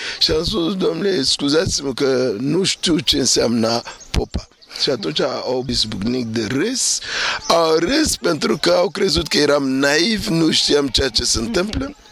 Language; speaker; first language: Romanian; non-native, fluent; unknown